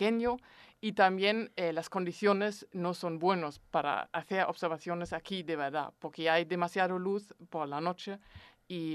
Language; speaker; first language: Spanish; non-native, fluent; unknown